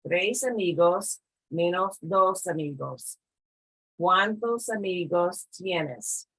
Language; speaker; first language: Spanish; non-native, fluent; English